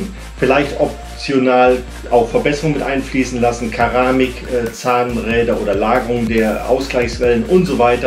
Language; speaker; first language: German; native; German